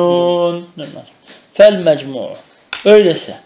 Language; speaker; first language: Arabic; non-native, fluent; Turkish